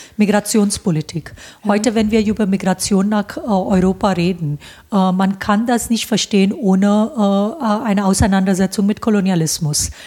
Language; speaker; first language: German; non-native, fluent; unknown